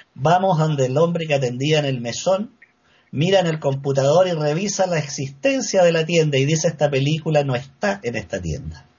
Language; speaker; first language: Spanish; native; Spanish